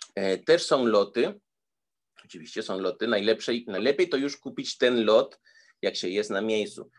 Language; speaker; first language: Polish; early bilingual, heritage; Spanish